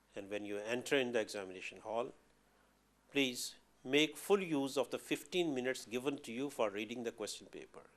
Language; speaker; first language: English; non-native, local second language; Hindi